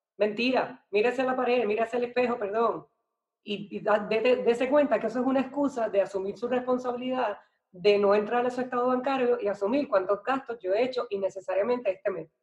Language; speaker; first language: Spanish; native; Spanish